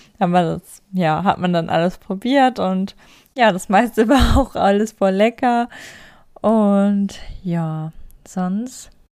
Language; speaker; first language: German; native; German